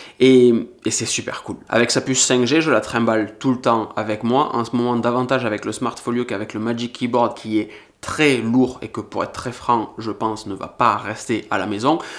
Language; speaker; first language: French; native; French